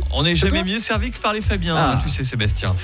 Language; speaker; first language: French; native; French